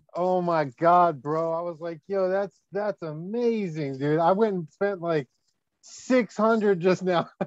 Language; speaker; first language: English; native; English